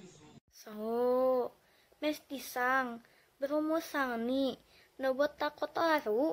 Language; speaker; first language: Japanese; non-native, learner; Indonesian